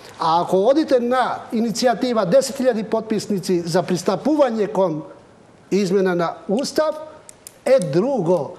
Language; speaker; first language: Macedonian; non-native, local second language; Albanian